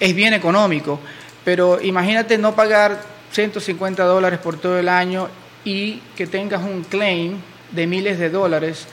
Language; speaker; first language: Spanish; native; Spanish